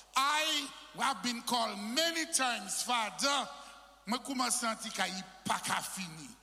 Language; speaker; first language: English; non-native, local second language; French